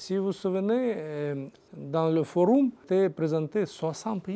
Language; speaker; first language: French; non-native, learner; Russian